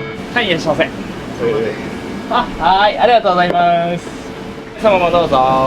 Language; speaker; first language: Japanese; native; Japanese